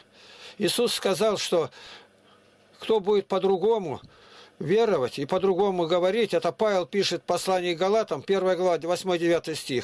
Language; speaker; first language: Russian; native; Russian